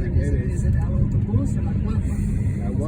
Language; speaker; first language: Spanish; non-native, learner; English